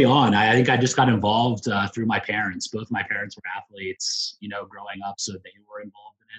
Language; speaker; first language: English; native; English